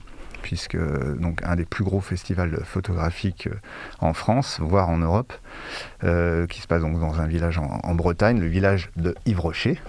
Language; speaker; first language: French; native; French